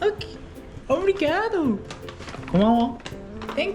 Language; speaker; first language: Korean; native; Korean